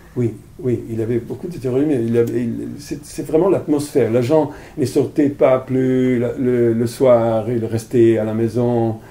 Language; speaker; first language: French; non-native, fluent; Italian